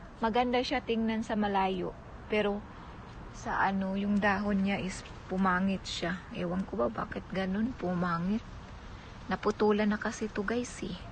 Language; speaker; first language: Filipino; non-native, local second language; Cebuano